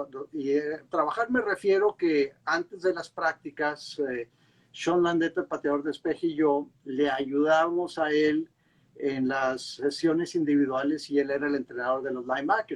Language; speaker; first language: Spanish; native; Spanish